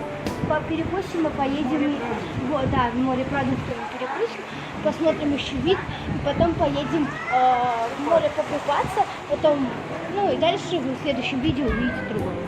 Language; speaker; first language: Russian; native; Russian